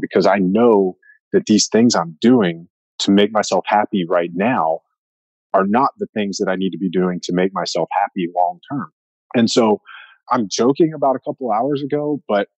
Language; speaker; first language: English; native; English